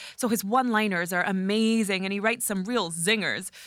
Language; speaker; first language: English; native; English